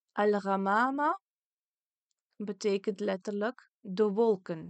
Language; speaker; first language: Dutch; early bilingual, other home language; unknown